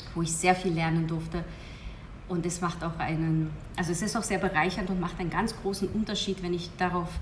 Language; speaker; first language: German; early bilingual, heritage; Hungarian